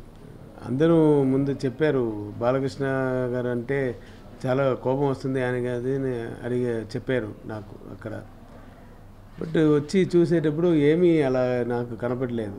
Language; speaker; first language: Telugu; non-native, learner; Tamil